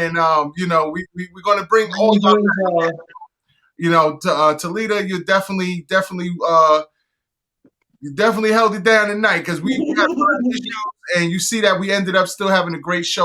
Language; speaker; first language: English; native; English